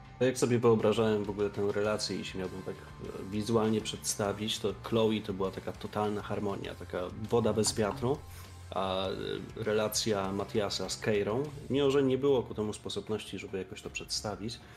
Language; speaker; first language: Polish; native; Polish